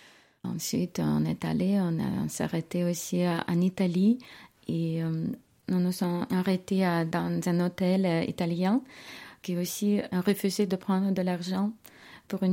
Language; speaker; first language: French; non-native, learner; Ukrainian